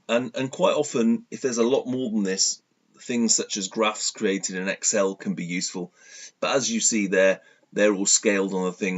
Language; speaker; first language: English; native; English